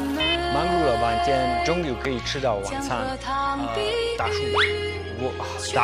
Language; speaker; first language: Chinese; non-native, learner; English